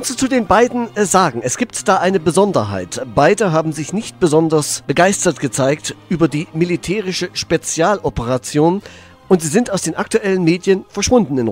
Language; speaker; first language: German; native; German